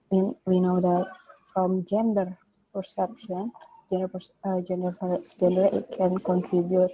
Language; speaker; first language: English; non-native, learner; Indonesian